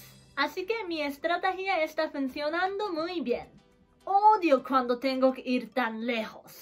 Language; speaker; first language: Spanish; non-native, learner; Japanese